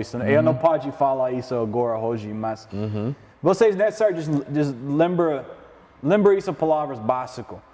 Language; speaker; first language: Portuguese; non-native, learner; English